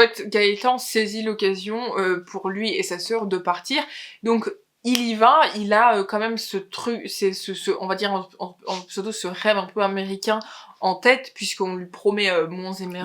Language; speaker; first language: French; native; French